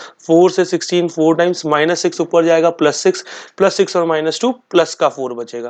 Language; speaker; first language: Hindi; native; Hindi